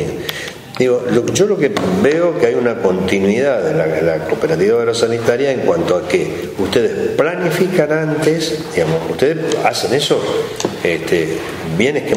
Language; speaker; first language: Spanish; native; Spanish